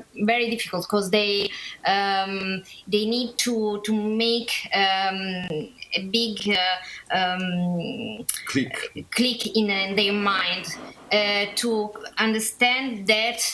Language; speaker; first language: English; non-native, learner; Italian